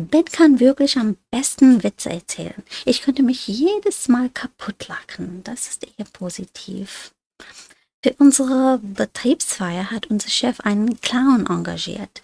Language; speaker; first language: German; non-native, fluent; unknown